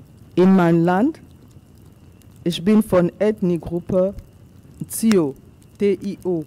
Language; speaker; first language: German; non-native, fluent; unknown